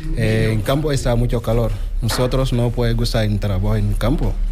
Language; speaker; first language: Spanish; non-native, learner; Wolof